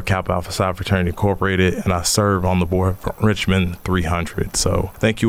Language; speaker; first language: English; native; English